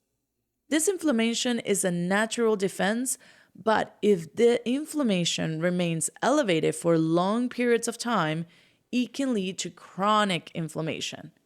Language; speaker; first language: English; non-native, fluent; Spanish